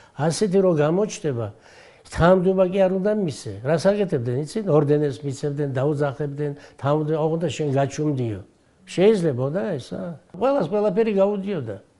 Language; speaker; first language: Georgian; non-native, local second language; Abkhazian